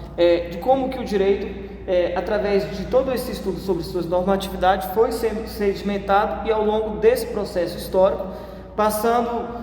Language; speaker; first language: Portuguese; native; Portuguese